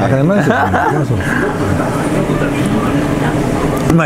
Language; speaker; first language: Japanese; native; Japanese